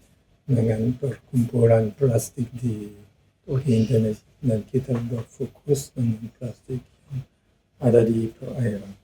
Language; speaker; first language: Indonesian; non-native, learner; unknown